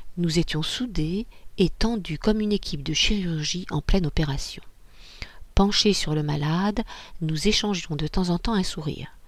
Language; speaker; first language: French; native; French